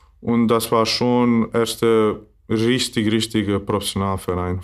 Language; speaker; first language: German; non-native, learner; Bosnian